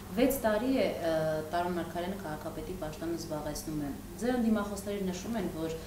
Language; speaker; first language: Armenian; native; Armenian